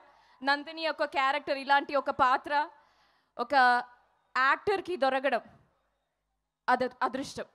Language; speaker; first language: Telugu; non-native, fluent; Malayalam